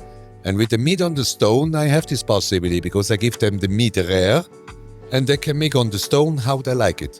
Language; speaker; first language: English; non-native, learner; German